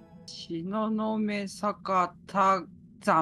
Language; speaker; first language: Japanese; native; Japanese